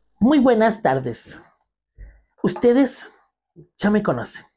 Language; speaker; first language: Spanish; native; Spanish